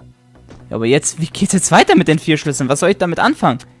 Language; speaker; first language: German; native; German